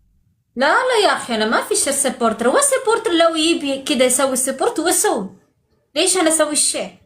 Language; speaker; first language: Arabic; non-native, learner; Pashto